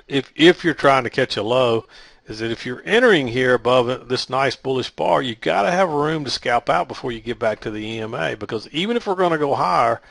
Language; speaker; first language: English; native; English